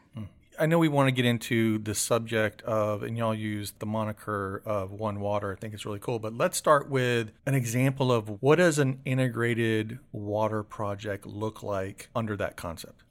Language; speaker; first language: English; native; English